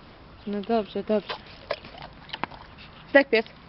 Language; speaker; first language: Polish; native; Polish